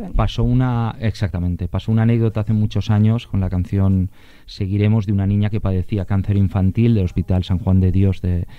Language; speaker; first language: Spanish; native; Spanish